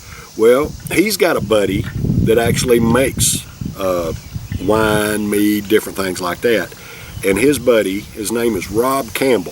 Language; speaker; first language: English; native; English